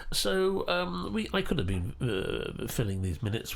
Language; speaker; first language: English; native; English